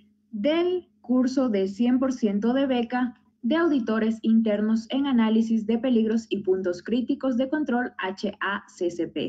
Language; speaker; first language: Spanish; native; Spanish